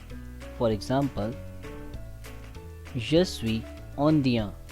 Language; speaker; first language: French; non-native, fluent; Hindi